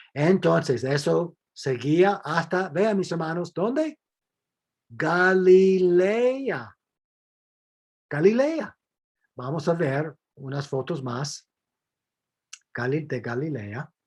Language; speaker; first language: Spanish; non-native, fluent; English